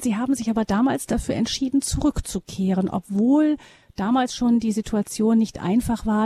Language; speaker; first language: German; native; German